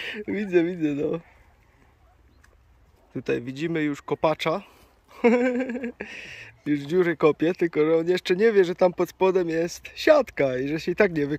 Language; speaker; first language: Polish; native; Polish